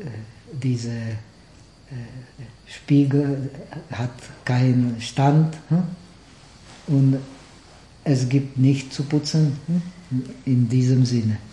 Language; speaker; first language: German; non-native, fluent; Czech